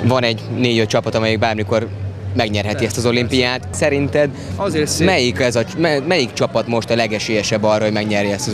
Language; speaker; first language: Hungarian; native; Hungarian